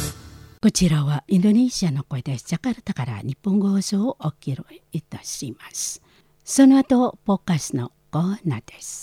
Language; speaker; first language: Japanese; non-native, fluent; Indonesian